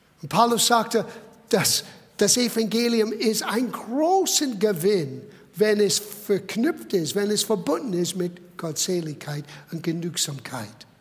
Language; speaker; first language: German; non-native, fluent; English